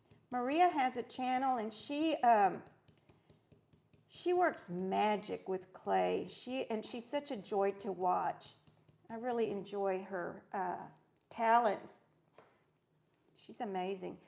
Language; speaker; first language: English; early bilingual, other home language; Spanish